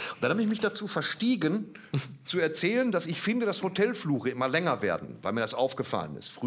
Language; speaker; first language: German; native; German